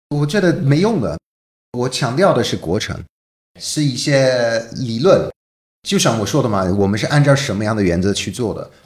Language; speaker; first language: Chinese; non-native, fluent; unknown